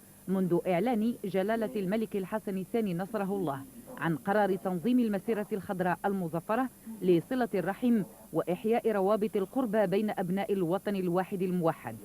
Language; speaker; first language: Arabic; native; Arabic